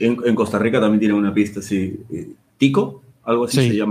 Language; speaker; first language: Spanish; native; Spanish